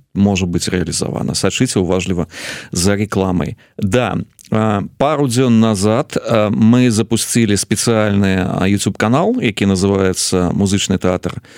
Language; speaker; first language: Belarusian; native; Belarusian